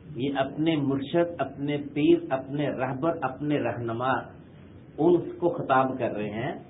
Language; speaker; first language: Urdu; non-native, local second language; Pashto